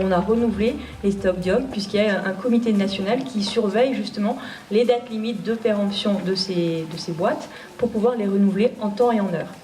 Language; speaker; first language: French; native; French